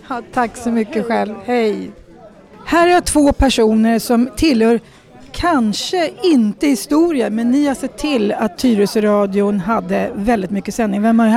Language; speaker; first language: Swedish; native; Swedish